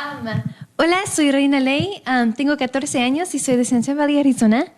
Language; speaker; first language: Spanish; early bilingual, other home language; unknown